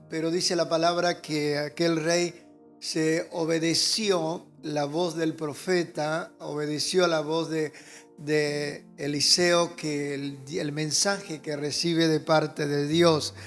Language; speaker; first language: Spanish; native; Spanish